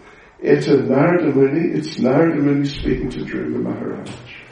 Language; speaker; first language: Russian; non-native, learner; English